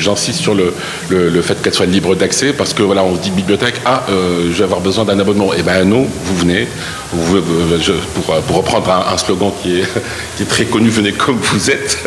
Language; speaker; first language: French; non-native, local second language; Arabic